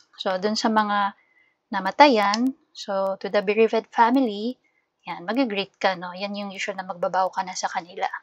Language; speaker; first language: Filipino; native; Filipino